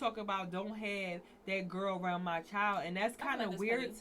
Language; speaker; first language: English; native; English